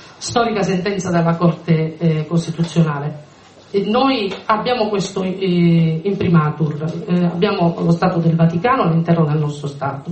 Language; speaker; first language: Italian; native; Italian